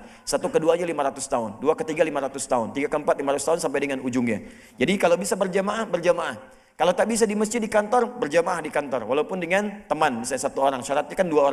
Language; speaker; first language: Indonesian; native; Indonesian